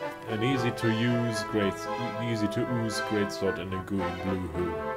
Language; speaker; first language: English; non-native, fluent; German